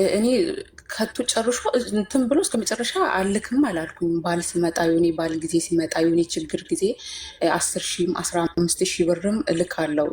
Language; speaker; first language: Amharic; native; Amharic